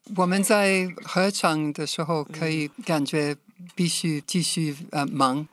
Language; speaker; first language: Chinese; non-native, fluent; English